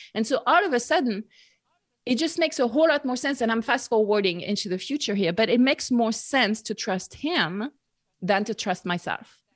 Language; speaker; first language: English; non-native, fluent; French